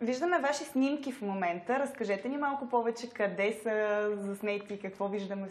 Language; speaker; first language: Bulgarian; native; Bulgarian